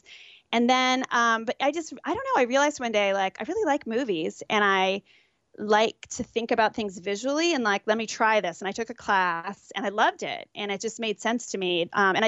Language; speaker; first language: English; native; English